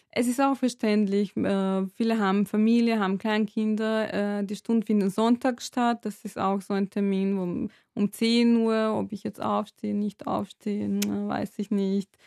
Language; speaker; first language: German; non-native, fluent; Serbian